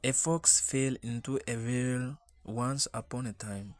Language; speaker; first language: English; non-native, local second language; Amharic